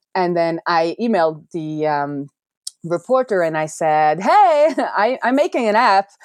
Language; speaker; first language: English; non-native, fluent; Norwegian